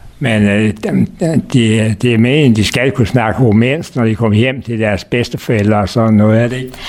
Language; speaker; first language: Danish; native; Danish